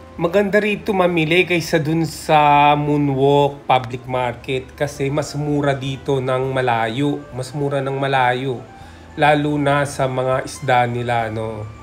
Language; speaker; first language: Filipino; native; Filipino